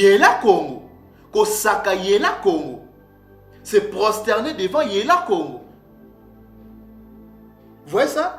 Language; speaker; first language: French; non-native, local second language; Kongo